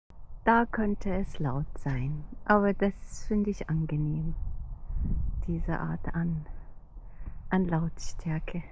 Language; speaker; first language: German; non-native, fluent; Arabic